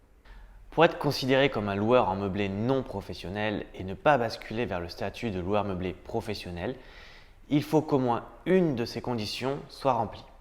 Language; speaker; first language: French; native; French